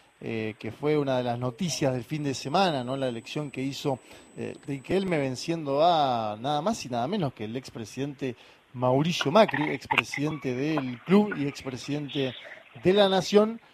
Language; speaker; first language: Spanish; native; Spanish